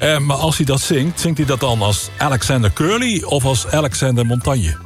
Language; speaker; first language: Dutch; native; Dutch